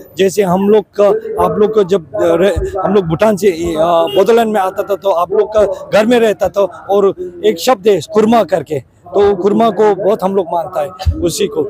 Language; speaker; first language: Hindi; non-native, fluent; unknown